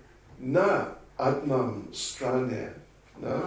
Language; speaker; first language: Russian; non-native, learner; English